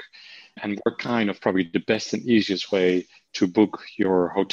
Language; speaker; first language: English; non-native, fluent; Dutch